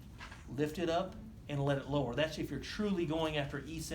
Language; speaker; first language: English; native; English